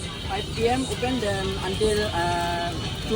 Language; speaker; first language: English; non-native, learner; Bangla